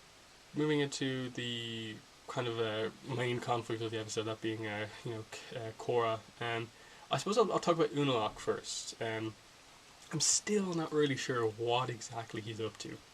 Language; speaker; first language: English; native; English